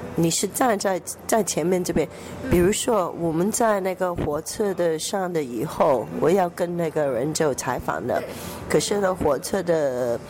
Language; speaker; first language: Chinese; non-native, local second language; Cantonese